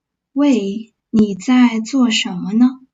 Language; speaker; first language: Chinese; non-native, fluent; English